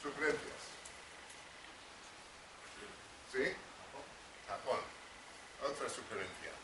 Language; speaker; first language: Spanish; non-native, fluent; English